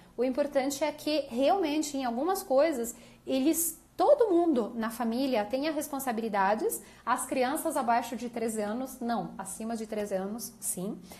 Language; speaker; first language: Portuguese; native; Portuguese